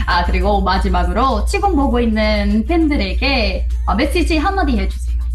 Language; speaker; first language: Korean; non-native, learner; Spanish